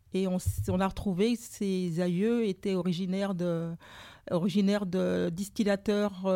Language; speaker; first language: French; native; French